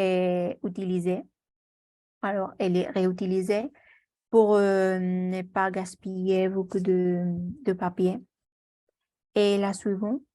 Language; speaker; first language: French; non-native, learner; Spanish